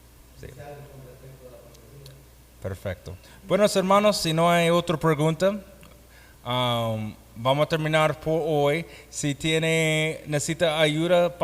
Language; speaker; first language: Spanish; non-native, fluent; English